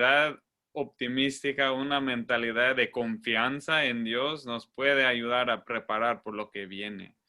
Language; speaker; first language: Spanish; non-native, fluent; English